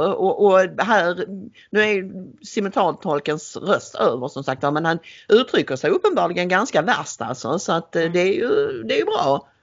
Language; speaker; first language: Swedish; native; Swedish